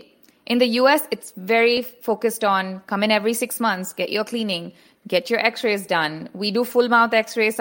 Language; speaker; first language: English; non-native, local second language; Hindi